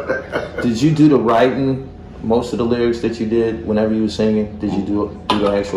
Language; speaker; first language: English; native; English